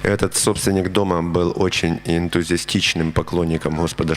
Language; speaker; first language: Russian; native; Russian